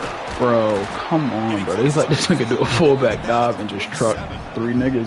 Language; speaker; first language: English; native; English